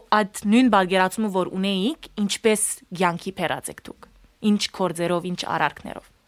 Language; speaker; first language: Armenian; early bilingual, heritage; Armenian